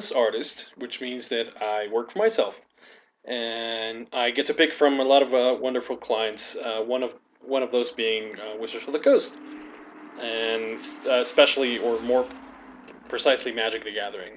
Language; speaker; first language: English; non-native, fluent; Spanish